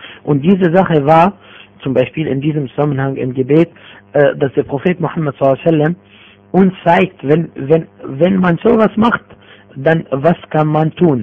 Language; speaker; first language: German; non-native, fluent; Arabic